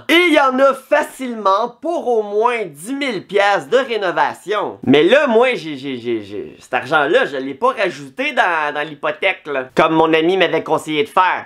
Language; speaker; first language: French; native; French